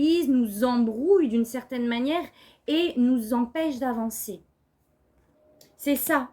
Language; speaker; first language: French; native; French